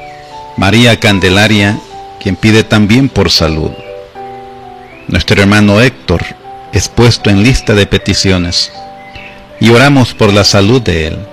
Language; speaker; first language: Spanish; native; Spanish